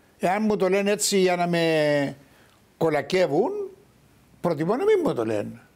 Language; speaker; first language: Greek; native; Greek